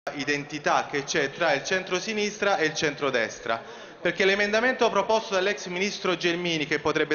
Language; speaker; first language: Italian; native; Italian